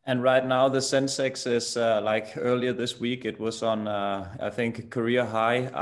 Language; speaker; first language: English; non-native, fluent; Danish